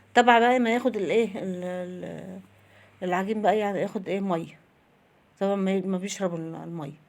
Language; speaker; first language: Egyptian Arabic; native; Egyptian Arabic